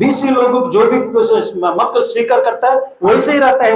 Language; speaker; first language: Hindi; non-native, local second language; Telugu